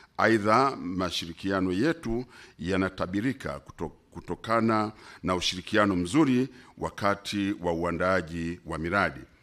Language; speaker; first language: Swahili; native; Swahili